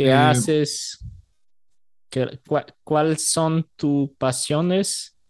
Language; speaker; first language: Spanish; non-native, learner; Portuguese